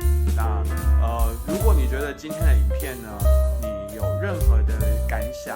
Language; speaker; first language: Chinese; native; Chinese